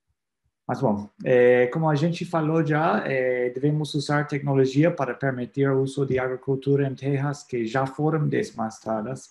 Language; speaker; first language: Portuguese; non-native, fluent; English